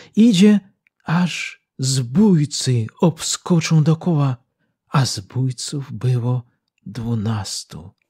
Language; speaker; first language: Polish; early bilingual, heritage; Polish